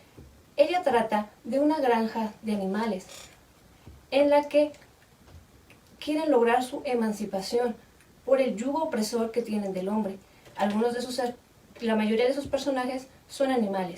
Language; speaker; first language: Spanish; native; Spanish